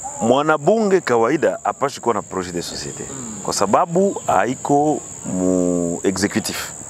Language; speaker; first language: Swahili; native; Swahili